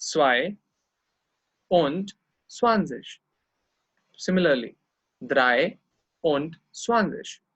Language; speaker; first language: German; non-native, fluent; Hindi